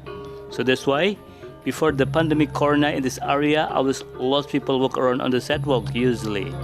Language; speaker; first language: English; non-native, local second language; Indonesian